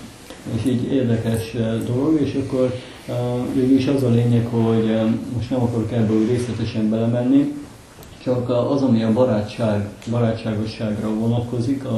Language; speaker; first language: Hungarian; native; Hungarian